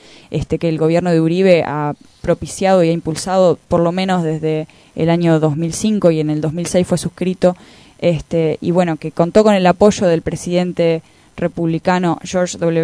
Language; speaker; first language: Spanish; native; Spanish